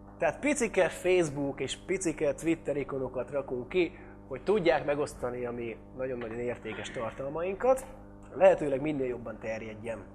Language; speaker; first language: Hungarian; native; Hungarian